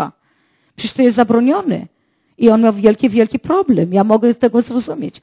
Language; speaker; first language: Polish; non-native, fluent; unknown